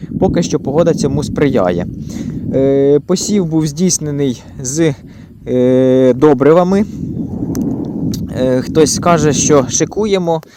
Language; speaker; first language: Ukrainian; native; Ukrainian